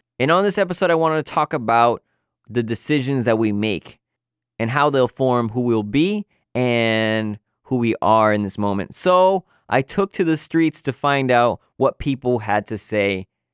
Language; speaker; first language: English; early bilingual, other home language; Spanish